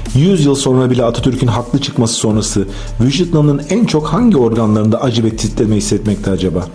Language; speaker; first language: Turkish; native; Turkish